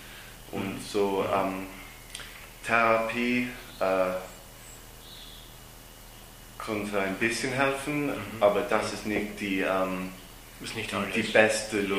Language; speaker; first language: German; non-native, learner; English